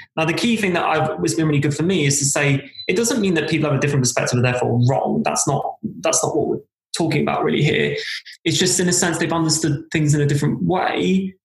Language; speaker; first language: English; native; English